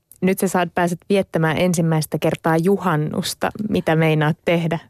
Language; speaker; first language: Finnish; native; Finnish